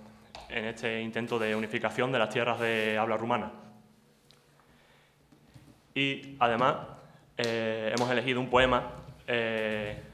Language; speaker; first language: Spanish; native; Spanish